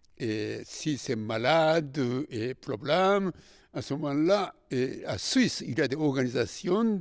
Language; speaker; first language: French; non-native, fluent; Japanese